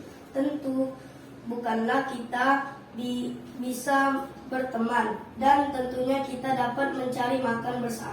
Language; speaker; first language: Indonesian; native; Indonesian